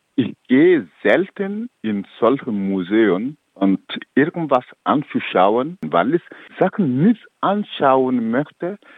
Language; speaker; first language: German; non-native, fluent; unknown